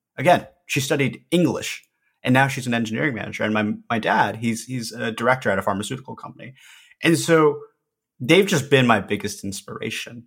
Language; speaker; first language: English; early bilingual, other home language; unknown